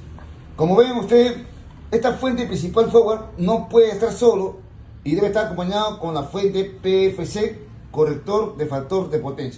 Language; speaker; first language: Spanish; native; Spanish